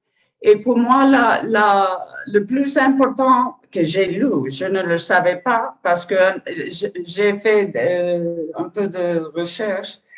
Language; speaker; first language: French; non-native, learner; Spanish